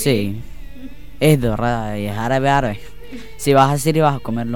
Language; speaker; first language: Spanish; non-native, learner; Arabic